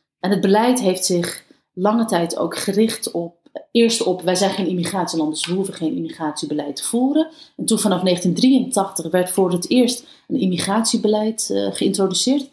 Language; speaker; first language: Dutch; early bilingual, other home language; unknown